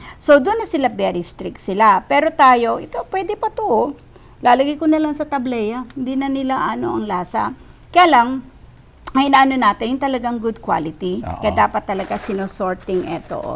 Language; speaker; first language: Filipino; native; Filipino